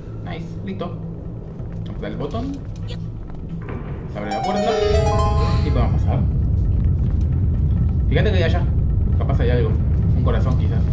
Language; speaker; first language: Spanish; native; Spanish